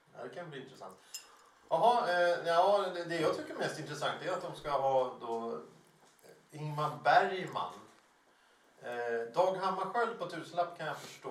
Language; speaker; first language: Swedish; native; Swedish